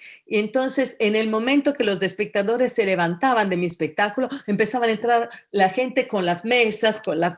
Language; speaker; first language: Spanish; non-native, fluent; Italian